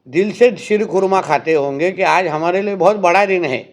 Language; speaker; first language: Hindi; non-native, local second language; Marathi